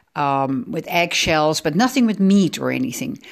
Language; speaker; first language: English; non-native, fluent; Dutch